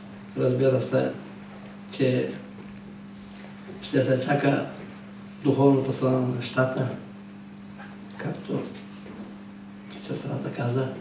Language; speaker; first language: Bulgarian; non-native, local second language; Turkish